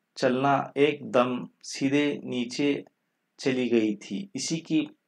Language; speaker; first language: Hindi; non-native, local second language; Kannada